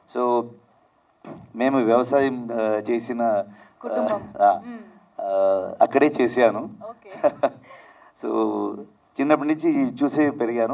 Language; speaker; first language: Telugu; non-native, learner; Kannada